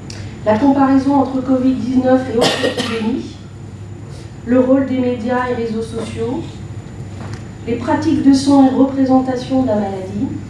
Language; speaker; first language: French; native; French